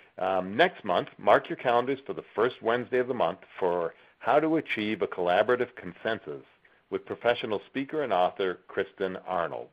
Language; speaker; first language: English; native; English